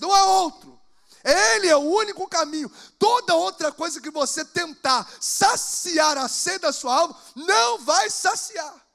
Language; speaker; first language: Portuguese; native; Portuguese